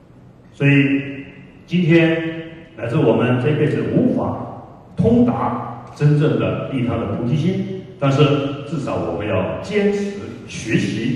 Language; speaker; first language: Chinese; native; Chinese